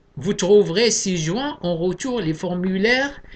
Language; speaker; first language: French; non-native, local second language; Arabic